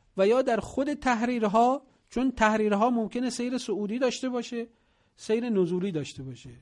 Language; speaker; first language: Persian; native; Persian